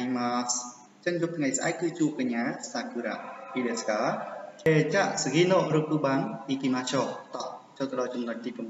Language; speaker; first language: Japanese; non-native, fluent; Khmer